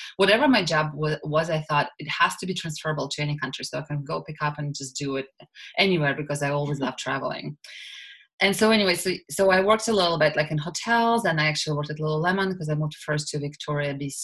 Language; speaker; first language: English; non-native, fluent; Russian